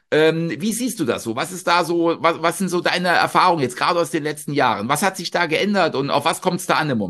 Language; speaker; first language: German; native; German